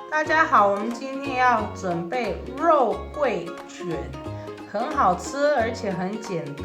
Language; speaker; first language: Chinese; early bilingual, heritage; Chinese